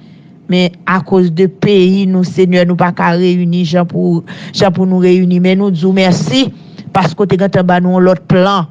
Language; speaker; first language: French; non-native, local second language; Haitian Creole